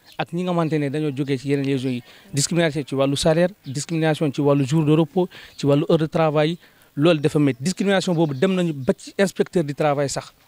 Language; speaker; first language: Wolof; non-native, local second language; Fula